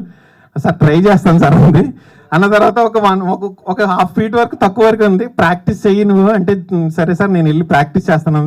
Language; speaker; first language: Telugu; native; Telugu